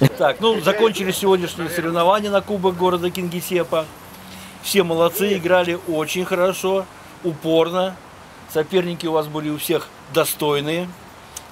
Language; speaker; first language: Russian; native; Russian